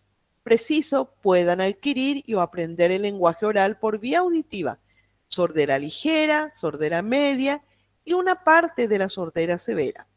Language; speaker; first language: Spanish; native; Spanish